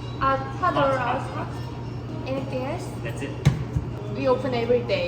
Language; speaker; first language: English; non-native, learner; Korean